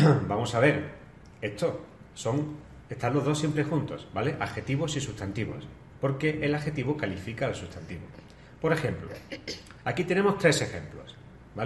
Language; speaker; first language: Spanish; native; Spanish